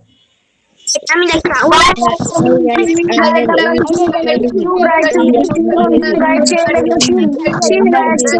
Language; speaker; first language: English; non-native, learner; Bangla